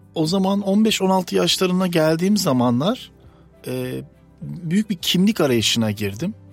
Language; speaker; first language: Turkish; native; Turkish